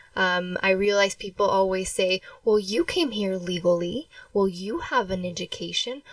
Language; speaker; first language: English; early bilingual, other home language; Spanish